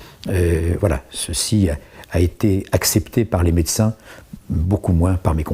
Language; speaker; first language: French; native; French